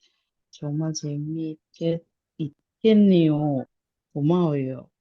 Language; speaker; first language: Korean; non-native, learner; Indonesian